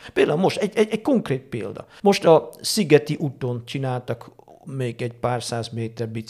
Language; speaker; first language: Hungarian; non-native, fluent; Dutch